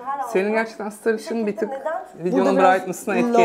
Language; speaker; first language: Turkish; native; Turkish